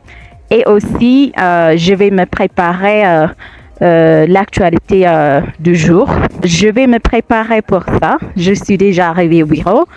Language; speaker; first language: French; non-native, fluent; Amharic